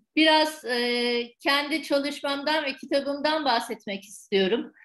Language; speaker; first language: Turkish; native; Turkish